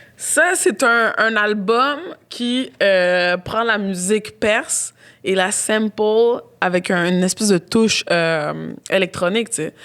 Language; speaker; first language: French; native; French